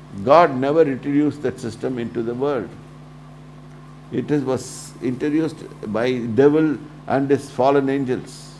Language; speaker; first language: English; non-native, local second language; Tamil